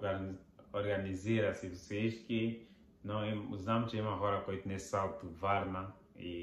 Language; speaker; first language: Bulgarian; non-native, learner; Portuguese